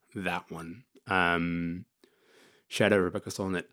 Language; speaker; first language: English; early bilingual, other home language; Arabic